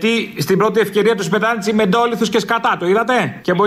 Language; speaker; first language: Greek; native; Greek